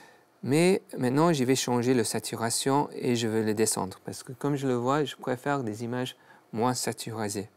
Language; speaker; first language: French; non-native, learner; English